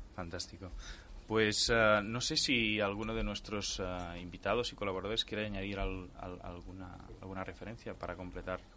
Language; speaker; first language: Spanish; non-native, local second language; Catalan